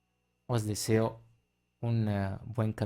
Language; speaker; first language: Spanish; non-native, fluent; Italian